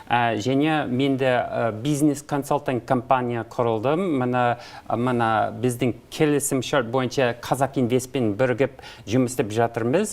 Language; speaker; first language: Kazakh; non-native, learner; English